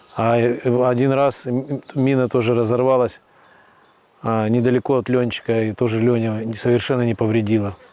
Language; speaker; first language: Russian; native; Russian